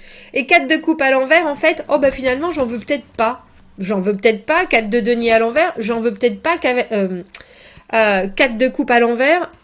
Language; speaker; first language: French; native; French